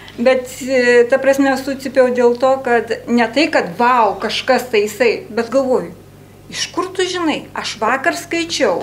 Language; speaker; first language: Lithuanian; native; Lithuanian